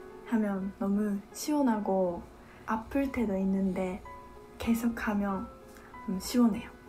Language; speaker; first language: Korean; non-native, fluent; Japanese